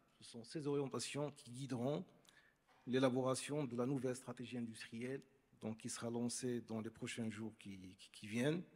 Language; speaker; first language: French; non-native, local second language; Arabic